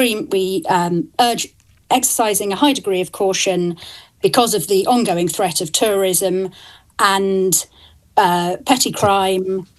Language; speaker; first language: English; native; English